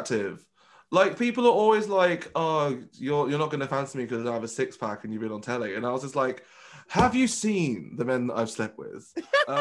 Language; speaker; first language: English; non-native, local second language; Vietnamese